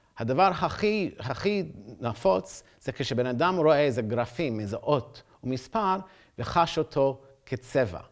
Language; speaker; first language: Hebrew; non-native, fluent; English